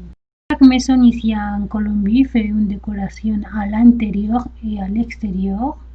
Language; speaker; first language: French; non-native, learner; Spanish